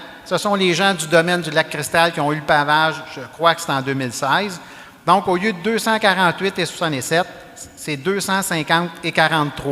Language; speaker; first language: French; native; French